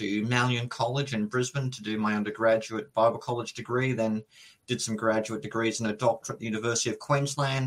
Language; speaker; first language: English; native; English